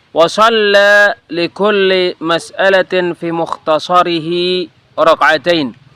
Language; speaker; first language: Arabic; non-native, fluent; Indonesian